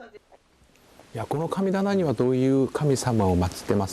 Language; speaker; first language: Japanese; non-native, fluent; Korean